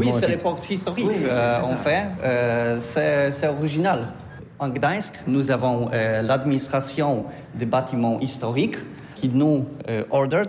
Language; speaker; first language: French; non-native, learner; Polish